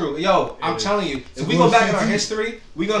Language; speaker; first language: English; native; English